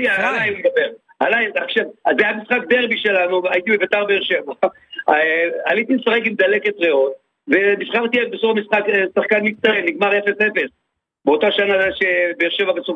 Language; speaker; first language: Hebrew; native; Hebrew